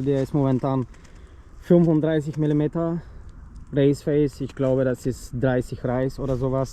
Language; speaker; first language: German; non-native, learner; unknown